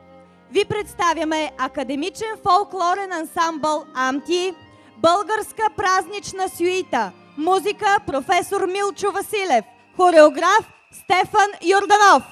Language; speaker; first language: Bulgarian; native; Bulgarian